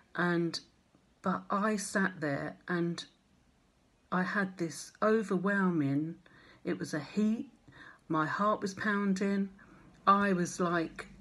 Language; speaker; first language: English; native; English